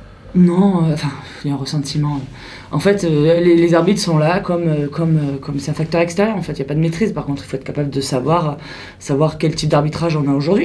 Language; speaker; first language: French; native; French